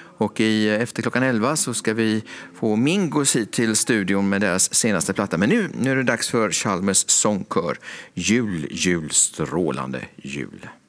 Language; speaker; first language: Swedish; native; Swedish